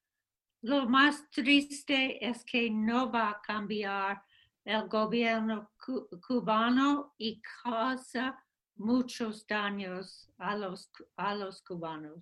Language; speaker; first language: Spanish; non-native, fluent; English